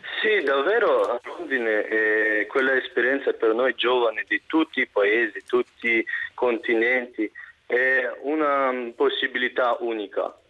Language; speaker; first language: Italian; non-native, learner; Russian